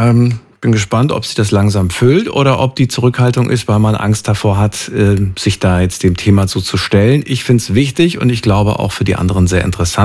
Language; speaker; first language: German; native; German